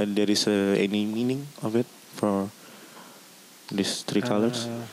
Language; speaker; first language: English; non-native, learner; Indonesian